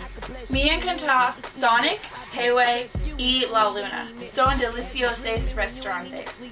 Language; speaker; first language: Spanish; non-native, learner; English